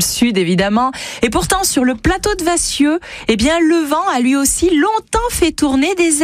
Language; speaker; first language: French; native; French